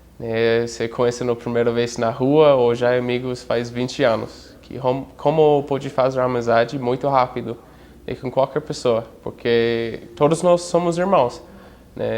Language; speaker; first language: Portuguese; non-native, fluent; English